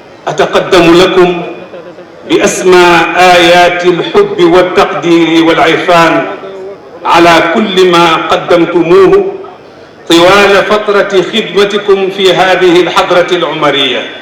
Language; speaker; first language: Arabic; non-native, fluent; Wolof